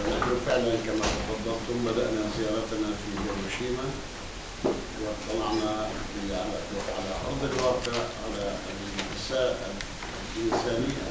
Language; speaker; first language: Arabic; native; Arabic